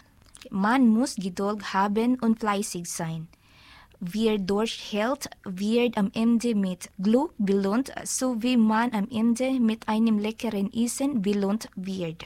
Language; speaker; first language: German; non-native, learner; Filipino